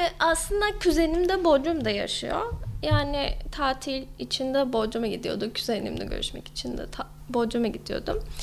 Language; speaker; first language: Turkish; non-native, fluent; English